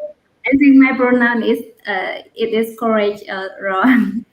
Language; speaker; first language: English; non-native, learner; Khmer